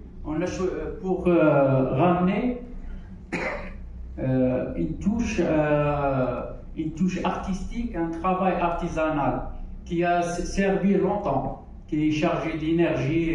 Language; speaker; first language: French; non-native, local second language; Arabic